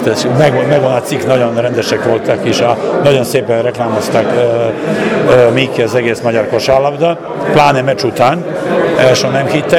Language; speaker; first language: Hungarian; non-native, fluent; Serbian